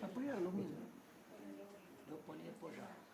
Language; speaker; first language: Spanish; non-native, learner; Portuguese